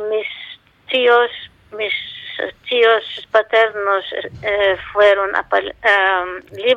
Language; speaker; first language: Spanish; non-native, fluent; Arabic